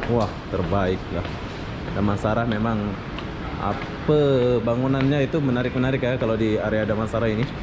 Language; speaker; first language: Indonesian; non-native, local second language; Sasak